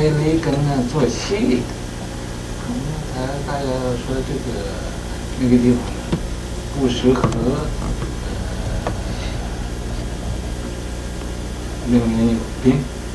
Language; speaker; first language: Chinese; native; Chinese